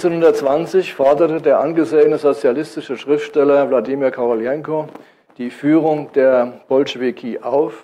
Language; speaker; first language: German; native; German